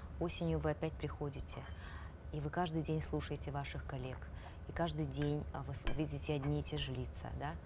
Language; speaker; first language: Russian; native; Russian